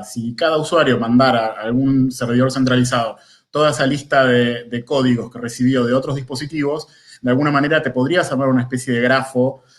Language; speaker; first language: Spanish; native; Spanish